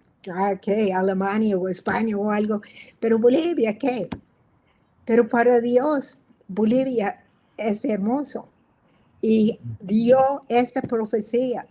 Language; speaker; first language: Spanish; non-native, fluent; English